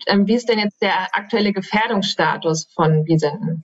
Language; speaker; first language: German; native; German